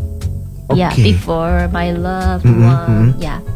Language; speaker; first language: English; non-native, learner; Korean